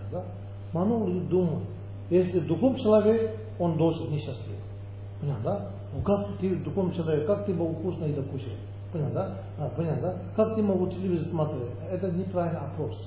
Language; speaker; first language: Russian; non-native, learner; Tibetan